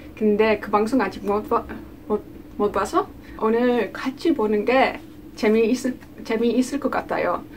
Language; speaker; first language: Korean; non-native, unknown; Dutch